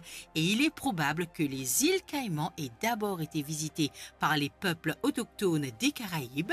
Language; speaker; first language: French; non-native, local second language; Morisyen